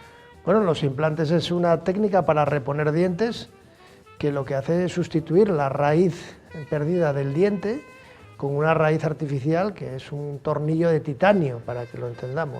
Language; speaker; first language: Spanish; native; Spanish